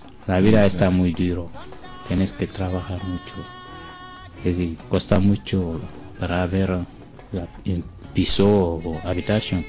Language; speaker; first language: Spanish; non-native, learner; French